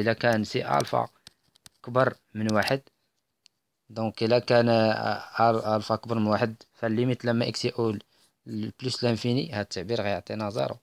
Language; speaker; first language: Arabic; native; Arabic